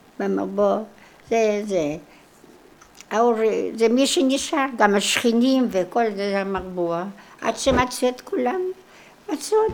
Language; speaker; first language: Hebrew; non-native, local second language; Polish